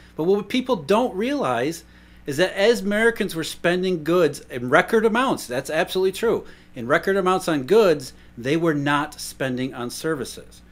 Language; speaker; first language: English; native; English